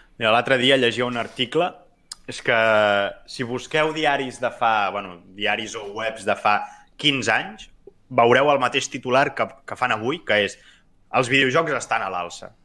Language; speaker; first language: Catalan; native; Catalan